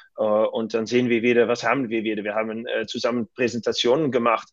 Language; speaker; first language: German; non-native, learner; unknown